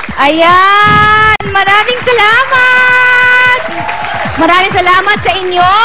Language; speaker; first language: Filipino; native; Filipino